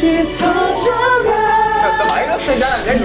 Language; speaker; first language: Korean; native; Korean